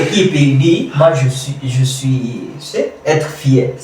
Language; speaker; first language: French; non-native, learner; Kamba